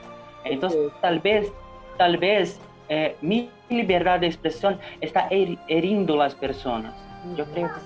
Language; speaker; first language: Spanish; non-native, learner; Portuguese